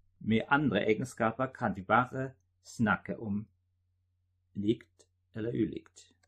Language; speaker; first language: Norwegian; non-native, fluent; German